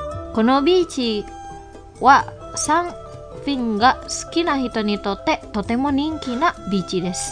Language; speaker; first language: Japanese; non-native, fluent; Indonesian